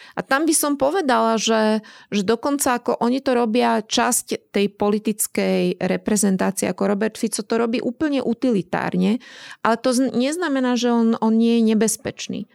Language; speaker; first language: Slovak; native; Slovak